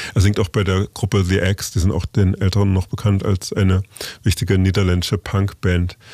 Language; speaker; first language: German; native; German